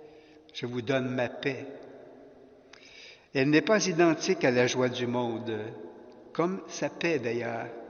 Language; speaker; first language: French; native; French